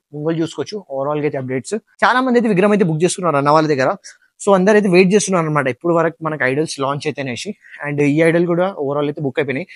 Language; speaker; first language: Telugu; non-native, local second language; Hindi